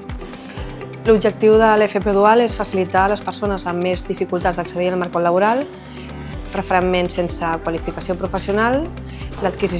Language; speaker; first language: Catalan; native; Catalan